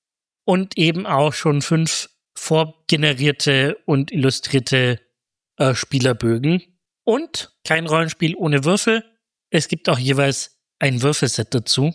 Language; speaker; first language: German; native; German